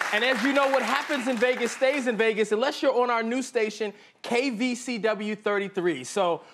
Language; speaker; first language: English; native; English